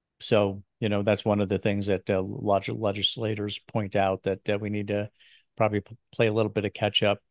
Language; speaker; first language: English; native; English